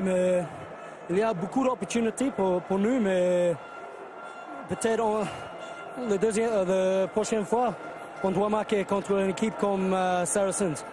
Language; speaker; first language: French; non-native, learner; English